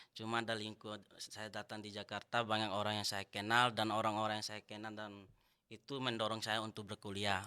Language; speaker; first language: Indonesian; non-native, local second language; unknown